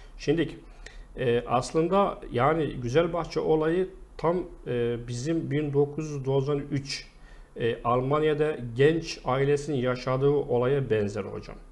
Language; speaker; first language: Turkish; non-native, fluent; Arabic